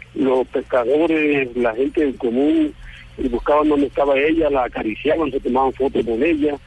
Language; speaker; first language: Spanish; native; Spanish